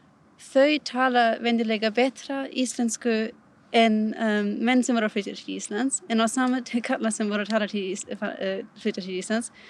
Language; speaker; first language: Icelandic; non-native, learner; German